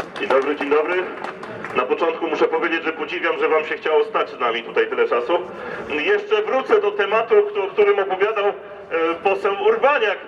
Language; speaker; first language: Polish; native; Polish